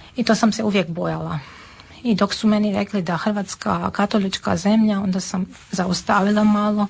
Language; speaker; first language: Serbian; non-native, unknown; Armenian